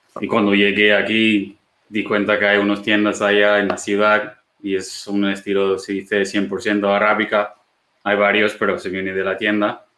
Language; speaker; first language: Spanish; non-native, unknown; English